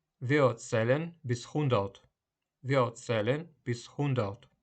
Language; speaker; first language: German; non-native, fluent; Ukrainian